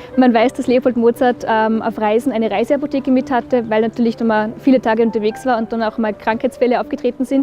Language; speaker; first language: German; native; German